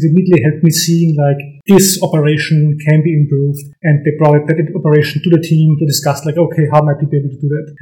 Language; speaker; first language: English; non-native, fluent; German